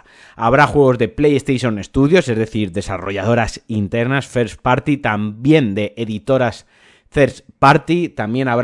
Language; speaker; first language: Spanish; native; Spanish